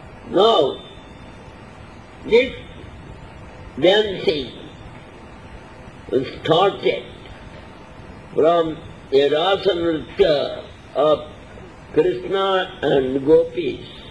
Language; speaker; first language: English; non-native, local second language; Odia